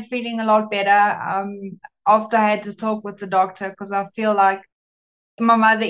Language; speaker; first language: English; non-native, local second language; Afrikaans